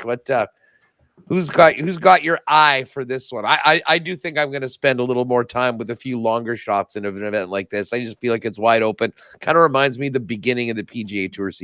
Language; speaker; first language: English; native; English